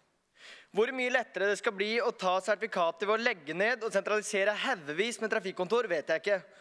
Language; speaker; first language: Norwegian; native; Norwegian